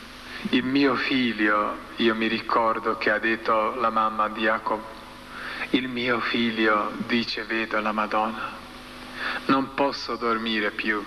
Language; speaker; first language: Italian; non-native, learner; Croatian